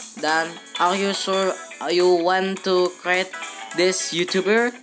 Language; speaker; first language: English; non-native, learner; Indonesian